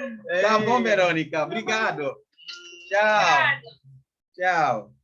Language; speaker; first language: Portuguese; non-native, fluent; Haitian Creole